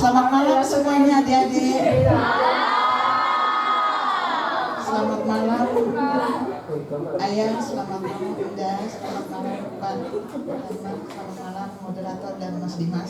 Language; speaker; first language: Indonesian; native; Indonesian